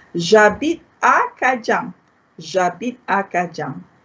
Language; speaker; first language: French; non-native, fluent; Malay